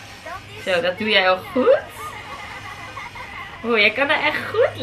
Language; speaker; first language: Dutch; native; Dutch